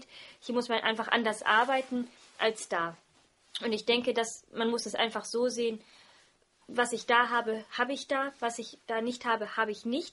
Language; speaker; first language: German; early bilingual, other home language; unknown